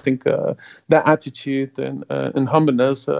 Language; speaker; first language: English; non-native, fluent; German